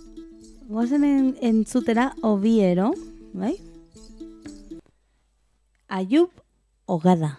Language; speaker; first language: Basque; non-native, local second language; Spanish